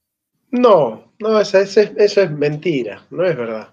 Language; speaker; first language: Spanish; native; Spanish